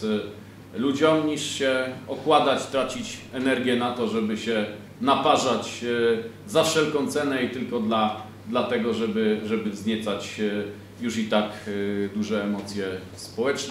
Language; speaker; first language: Polish; native; Polish